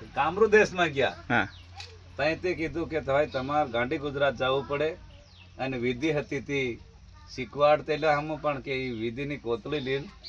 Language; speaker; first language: Gujarati; non-native, local second language; Bhili